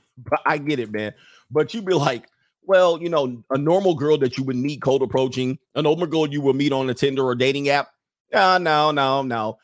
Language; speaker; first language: English; native; English